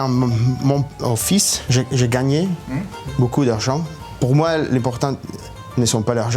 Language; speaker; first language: French; non-native, learner; Italian